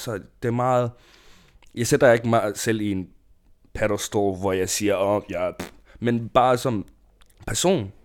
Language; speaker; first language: Danish; non-native, local second language; Kalaallisut